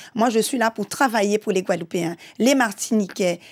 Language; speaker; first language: French; native; French